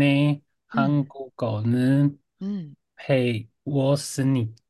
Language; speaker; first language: Korean; non-native, learner; Chinese